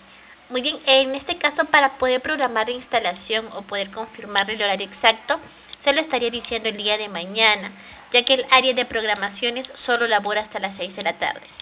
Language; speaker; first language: Spanish; native; Spanish